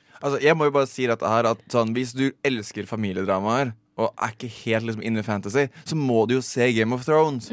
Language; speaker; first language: Norwegian; native; Norwegian